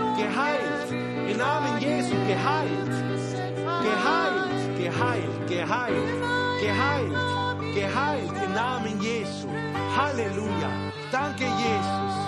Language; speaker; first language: German; non-native, fluent; Spanish